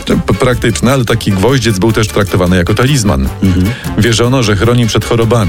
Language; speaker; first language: Polish; native; Polish